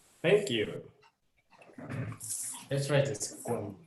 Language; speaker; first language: English; non-native, learner; Spanish